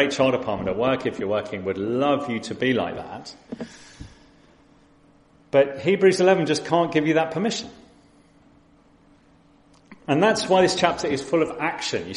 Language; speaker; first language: English; native; English